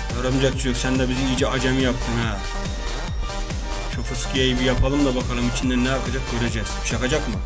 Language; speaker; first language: Turkish; native; Turkish